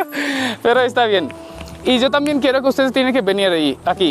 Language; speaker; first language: Spanish; non-native, learner; Hindi